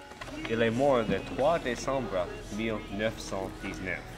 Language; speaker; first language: French; non-native, learner; English